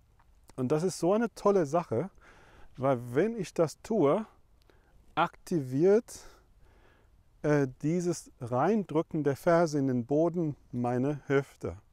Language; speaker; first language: German; non-native, fluent; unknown